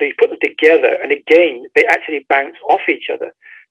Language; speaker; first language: English; native; English